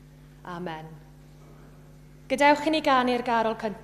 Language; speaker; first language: Welsh; native; Welsh